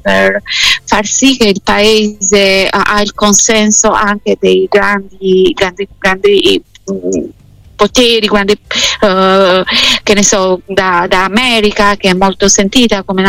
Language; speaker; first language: Italian; non-native, fluent; Albanian